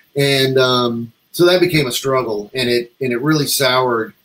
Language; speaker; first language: English; native; English